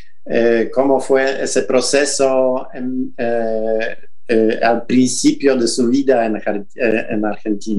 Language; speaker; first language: Spanish; non-native, fluent; Polish